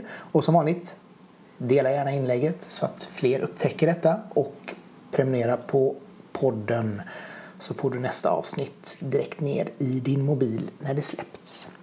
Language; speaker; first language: Swedish; native; Swedish